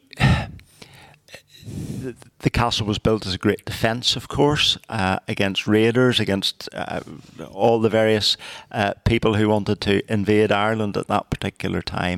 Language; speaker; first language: English; native; English